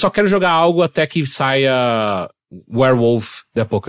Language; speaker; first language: Portuguese; native; Portuguese